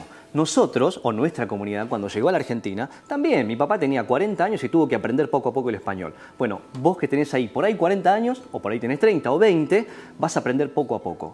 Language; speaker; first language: Spanish; native; Spanish